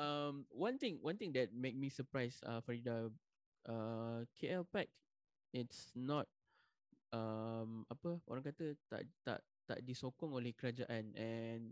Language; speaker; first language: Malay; native; Malay